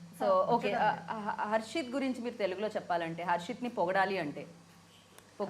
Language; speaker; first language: Telugu; native; Telugu